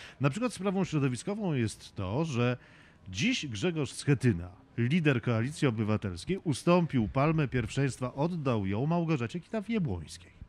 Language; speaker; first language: Polish; native; Polish